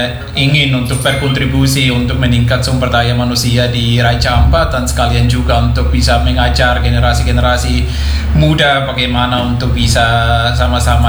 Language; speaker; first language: Indonesian; non-native, fluent; Swiss German